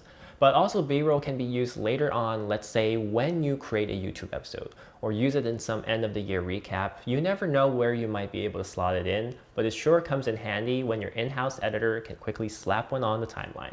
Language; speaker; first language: English; native; English